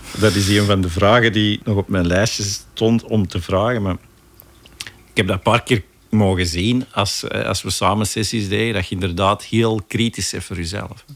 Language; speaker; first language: Dutch; native; Dutch